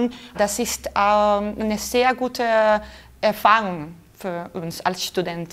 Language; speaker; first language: German; non-native, fluent; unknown